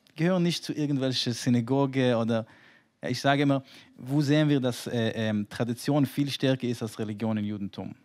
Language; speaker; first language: German; non-native, fluent; Hebrew